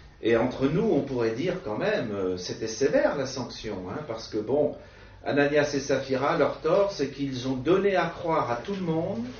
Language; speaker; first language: French; native; French